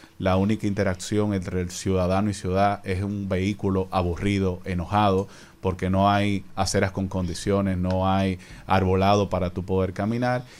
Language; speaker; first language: Spanish; native; Spanish